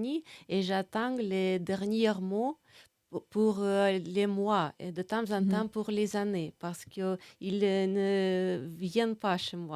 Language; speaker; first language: French; non-native, fluent; Russian